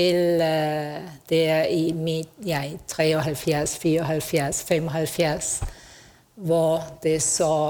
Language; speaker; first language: Danish; non-native, fluent; Spanish